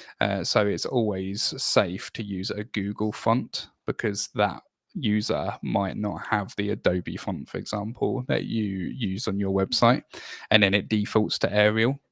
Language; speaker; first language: English; native; English